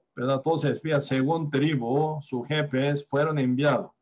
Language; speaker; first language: Spanish; non-native, fluent; Korean